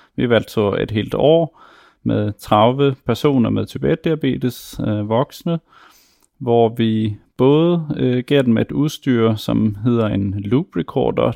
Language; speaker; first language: Danish; native; Danish